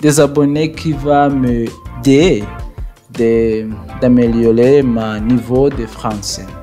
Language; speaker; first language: French; non-native, learner; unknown